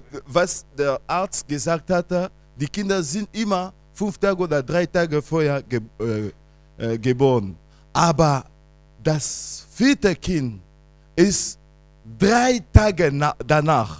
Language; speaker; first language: German; non-native, fluent; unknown